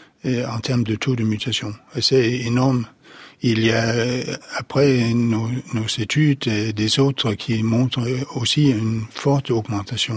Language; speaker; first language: French; non-native, fluent; Danish